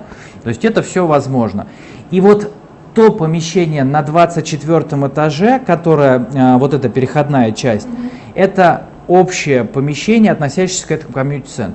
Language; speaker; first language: Russian; native; Russian